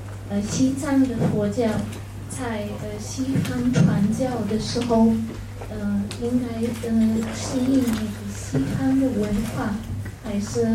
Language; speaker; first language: Chinese; non-native, fluent; German